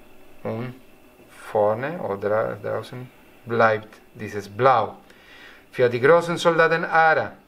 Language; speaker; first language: German; non-native, learner; Spanish